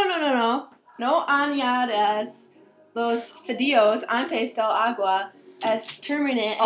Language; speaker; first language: Spanish; non-native, learner; English